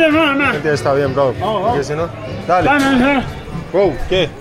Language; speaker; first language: Spanish; non-native, learner; English